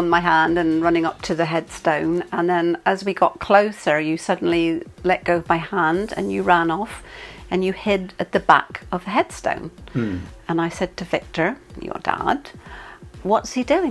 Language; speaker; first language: English; native; English